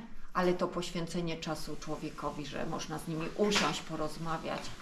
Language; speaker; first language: Polish; native; Polish